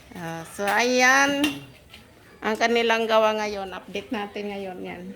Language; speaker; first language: Filipino; native; Filipino